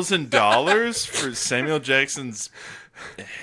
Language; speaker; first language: English; native; English